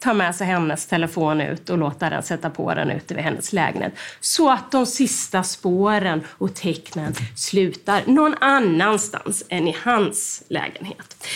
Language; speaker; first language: Swedish; native; Swedish